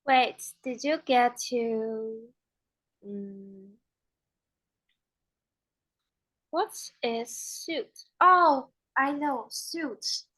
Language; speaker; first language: English; non-native, learner; Chinese